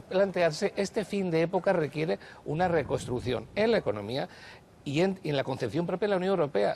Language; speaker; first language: Spanish; native; Spanish